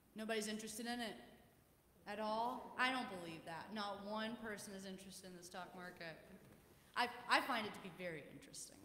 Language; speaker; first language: English; native; English